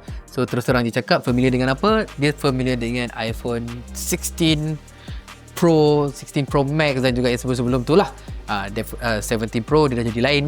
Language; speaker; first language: Malay; native; Malay